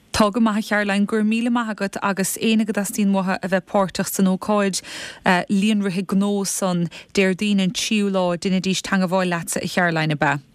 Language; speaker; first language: Irish; native; Irish